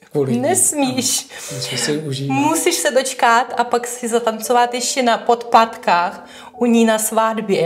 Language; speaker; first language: Czech; non-native, fluent; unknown